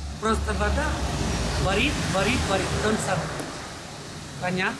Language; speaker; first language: Russian; non-native, learner; Sinhala